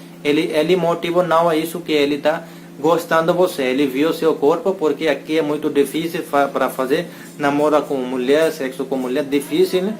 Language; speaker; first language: Portuguese; non-native, learner; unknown